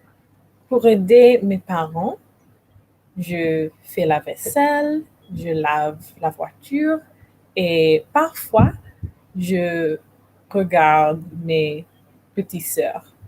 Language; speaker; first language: French; non-native, learner; English